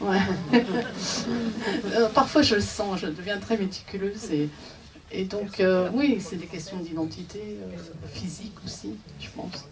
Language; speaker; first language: French; non-native, fluent; Japanese